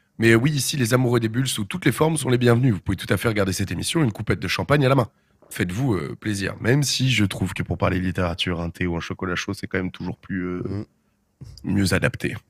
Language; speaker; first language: French; native; French